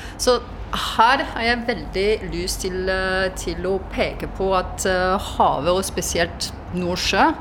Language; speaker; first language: Norwegian; non-native, fluent; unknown